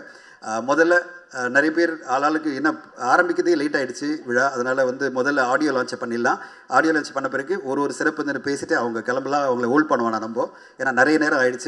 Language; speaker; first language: Tamil; native; Tamil